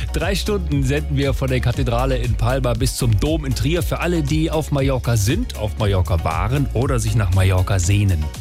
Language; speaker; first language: German; native; German